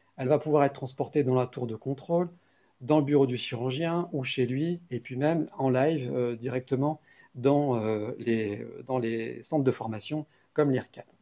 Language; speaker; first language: French; native; French